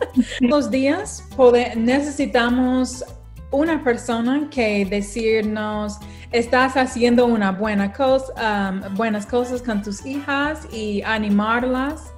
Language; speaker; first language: Spanish; non-native, learner; English